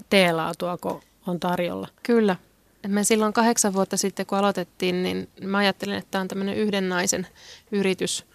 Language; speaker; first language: Finnish; non-native, local second language; Swedish